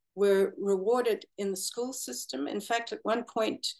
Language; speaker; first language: English; native; English